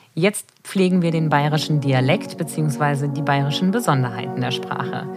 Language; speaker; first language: German; native; German